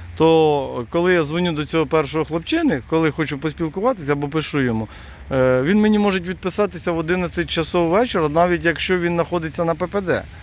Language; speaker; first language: Ukrainian; non-native, local second language; Russian